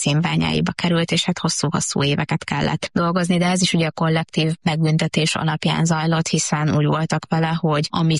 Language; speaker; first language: Hungarian; native; Hungarian